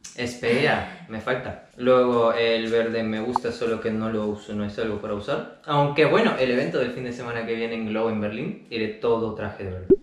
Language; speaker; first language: Spanish; early bilingual, other home language; Russian